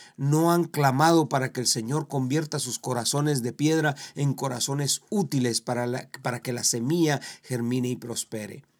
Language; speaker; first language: Spanish; native; Spanish